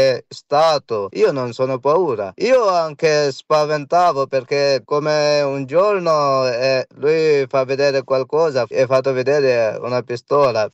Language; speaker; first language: Italian; non-native, learner; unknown